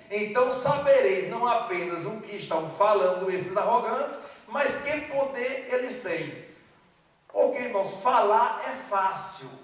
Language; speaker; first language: Portuguese; non-native, fluent; Malagasy